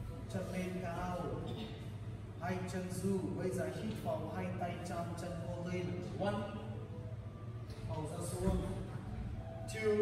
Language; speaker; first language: Vietnamese; non-native, learner; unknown